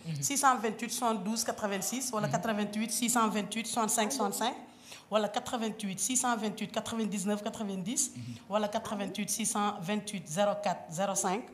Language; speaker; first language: Wolof; native; Wolof